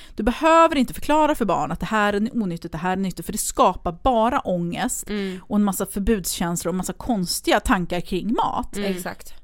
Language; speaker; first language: Swedish; early bilingual, other home language; Greek